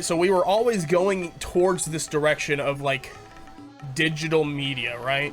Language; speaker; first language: English; native; English